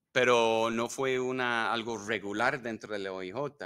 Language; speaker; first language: Spanish; non-native, fluent; English